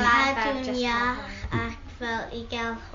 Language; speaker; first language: Welsh; non-native, local second language; English